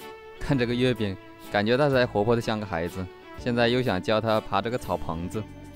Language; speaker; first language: Chinese; native; Chinese